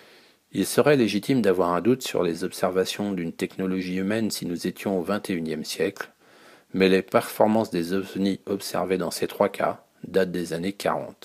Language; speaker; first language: French; native; French